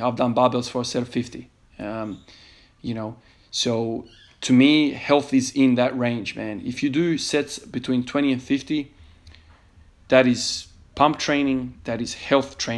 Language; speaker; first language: English; native; English